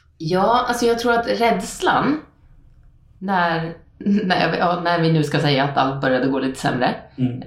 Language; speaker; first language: Swedish; native; Swedish